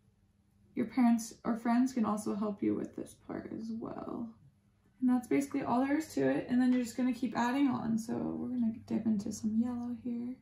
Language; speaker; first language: English; native; English